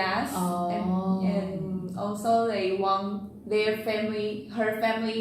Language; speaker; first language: English; non-native, learner; Chinese